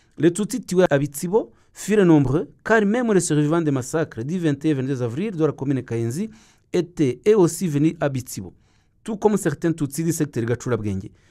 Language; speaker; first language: French; non-native, local second language; Kinyarwanda